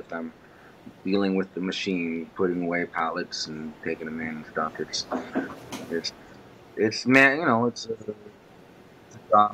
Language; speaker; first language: English; native; English